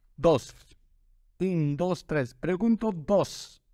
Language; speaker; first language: Spanish; non-native, learner; Turkish